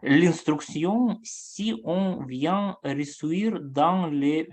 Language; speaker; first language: French; non-native, learner; Russian